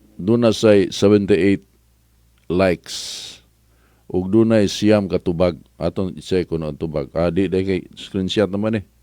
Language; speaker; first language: Cebuano; native; Cebuano